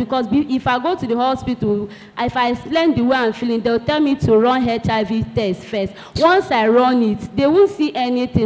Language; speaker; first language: English; non-native, local second language; Igbo